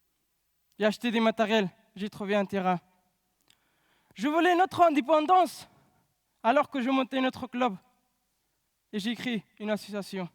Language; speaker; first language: French; non-native, learner; Pashto